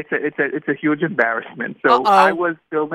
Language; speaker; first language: English; non-native, fluent; Hebrew